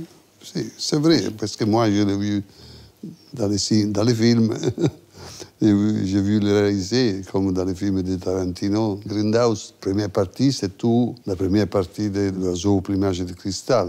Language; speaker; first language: French; non-native, fluent; Italian